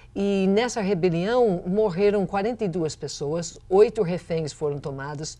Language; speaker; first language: Portuguese; non-native, fluent; English